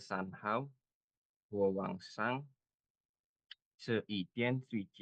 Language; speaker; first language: Chinese; non-native, learner; Indonesian